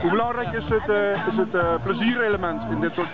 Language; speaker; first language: Dutch; native; Dutch